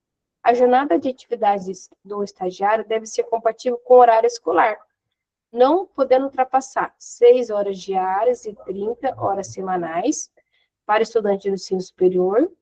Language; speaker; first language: Portuguese; native; Portuguese